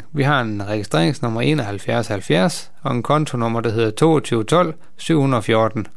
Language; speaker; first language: Danish; native; Danish